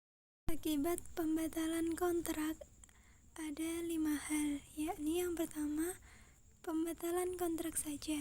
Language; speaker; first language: Indonesian; native; Indonesian